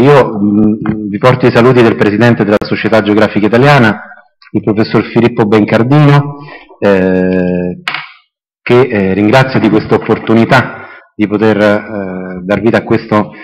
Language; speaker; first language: Italian; native; Italian